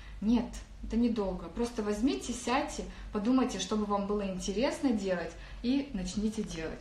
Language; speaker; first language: Russian; native; Russian